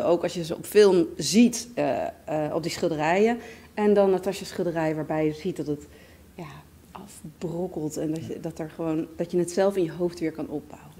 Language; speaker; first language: Dutch; native; Dutch